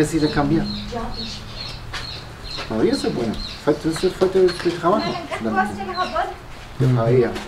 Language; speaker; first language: Spanish; non-native, learner; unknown